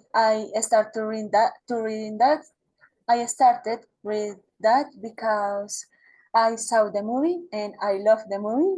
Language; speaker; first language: English; non-native, learner; Spanish